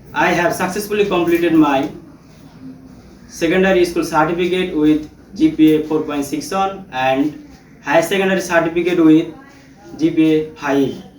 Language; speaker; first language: English; non-native, learner; Bangla